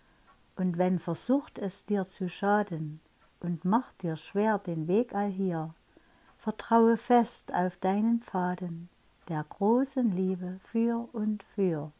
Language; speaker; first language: German; native; German